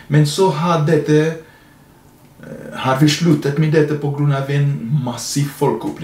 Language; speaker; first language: Norwegian; non-native, fluent; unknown